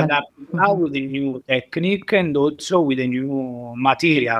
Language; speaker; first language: English; non-native, learner; Italian